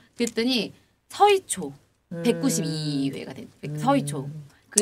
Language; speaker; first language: Korean; native; Korean